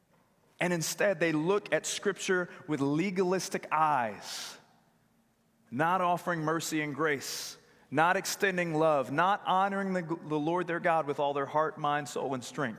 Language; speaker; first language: English; native; English